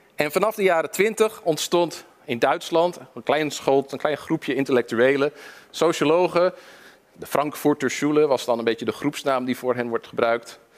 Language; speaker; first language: Dutch; early bilingual, other home language; English